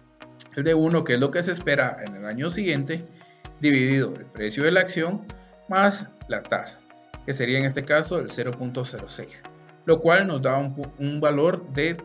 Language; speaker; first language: Spanish; native; Spanish